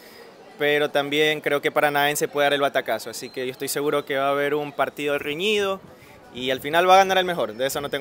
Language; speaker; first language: Spanish; native; Spanish